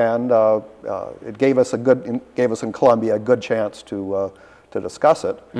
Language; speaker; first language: English; native; English